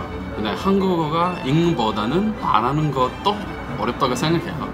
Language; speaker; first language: Korean; non-native, fluent; Hebrew